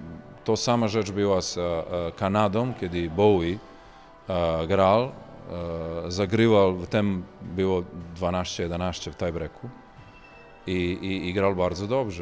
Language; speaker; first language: Polish; non-native, learner; Serbian